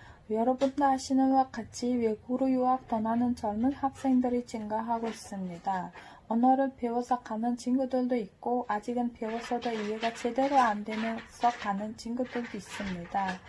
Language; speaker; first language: Korean; non-native, learner; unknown